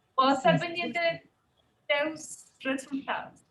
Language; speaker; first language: Portuguese; non-native, fluent; Spanish